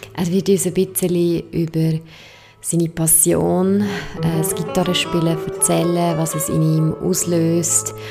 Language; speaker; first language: German; native; German